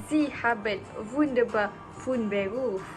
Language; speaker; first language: German; non-native, learner; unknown